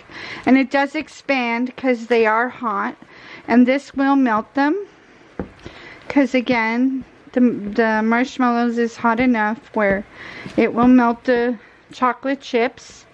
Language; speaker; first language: English; native; English